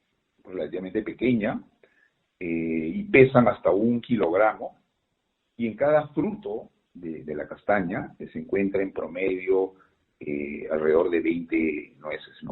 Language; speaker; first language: Spanish; native; Spanish